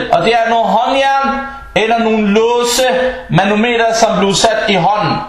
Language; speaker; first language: Danish; non-native, fluent; Arabic